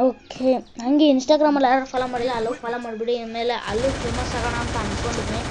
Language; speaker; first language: Kannada; native; Kannada